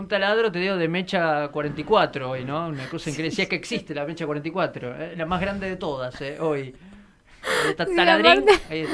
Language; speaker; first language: Spanish; native; Spanish